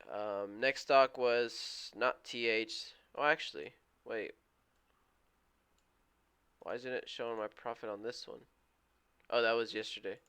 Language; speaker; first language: English; native; English